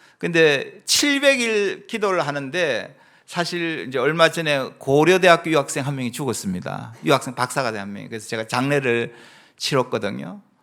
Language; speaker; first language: Korean; native; Korean